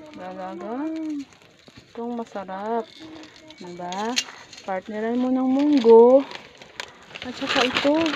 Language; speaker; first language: Filipino; non-native, local second language; Hiligaynon